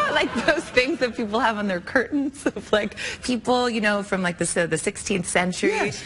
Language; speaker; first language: English; native; English